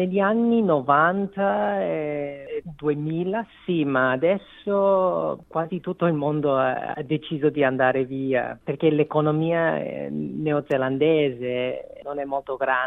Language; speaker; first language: Italian; non-native, fluent; Korean